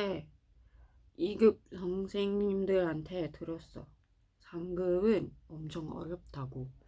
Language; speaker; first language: Korean; non-native, learner; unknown